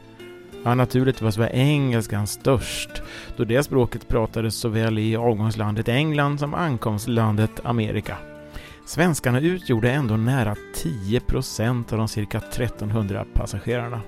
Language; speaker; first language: Swedish; native; Swedish